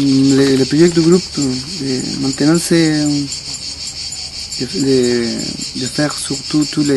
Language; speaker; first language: French; non-native, learner; Spanish